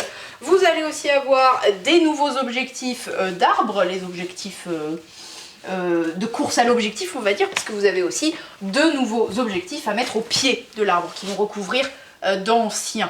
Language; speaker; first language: French; native; French